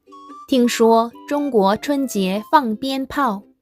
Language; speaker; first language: Chinese; non-native, fluent; Korean